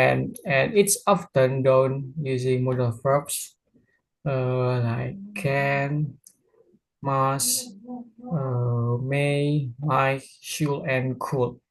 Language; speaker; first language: English; non-native, learner; Indonesian